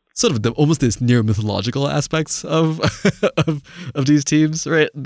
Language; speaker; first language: English; non-native, local second language; Chinese